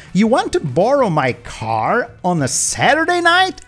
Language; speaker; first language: English; non-native, fluent; Portuguese